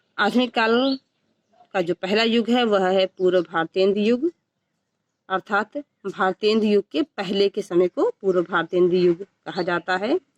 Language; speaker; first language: Hindi; native; Hindi